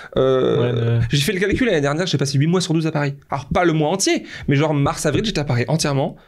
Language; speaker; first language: French; native; French